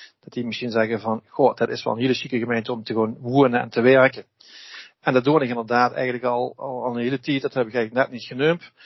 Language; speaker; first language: Dutch; native; Dutch